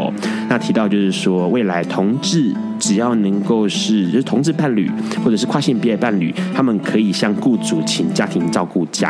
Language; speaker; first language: Chinese; native; Chinese